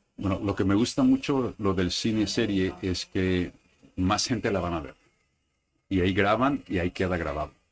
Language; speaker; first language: Spanish; early bilingual, heritage; Spanish